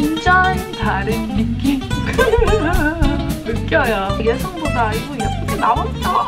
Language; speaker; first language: Korean; non-native, fluent; English